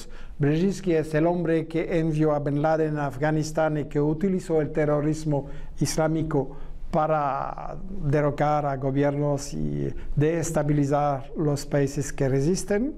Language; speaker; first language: Spanish; non-native, fluent; French